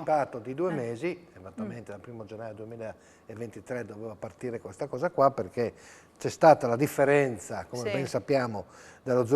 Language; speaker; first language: Italian; native; Italian